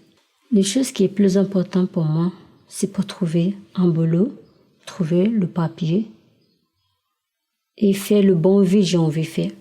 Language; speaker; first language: French; non-native, learner; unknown